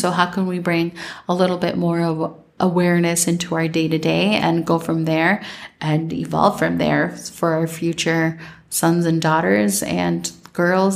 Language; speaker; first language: English; early bilingual, other home language; Spanish